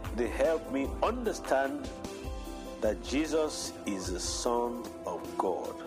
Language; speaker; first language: English; non-native, fluent; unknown